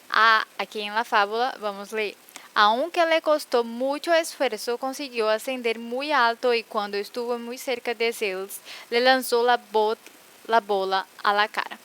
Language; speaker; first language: Spanish; non-native, fluent; Portuguese